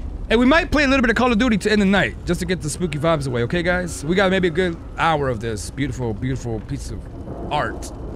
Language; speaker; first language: English; native; English